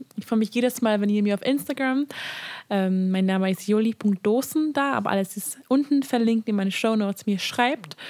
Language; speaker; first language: German; non-native, fluent; Hungarian